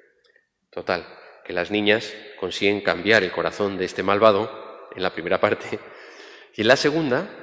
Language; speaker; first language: Spanish; native; Spanish